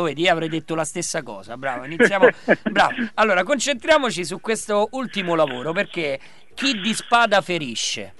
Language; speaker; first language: Italian; native; Italian